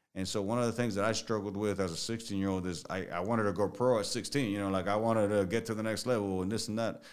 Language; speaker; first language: English; early bilingual, other home language; Spanish